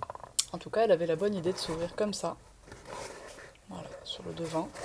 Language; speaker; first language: French; native; French